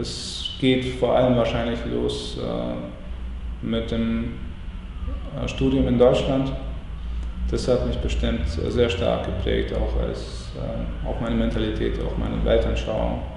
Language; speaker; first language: German; non-native, fluent; Latvian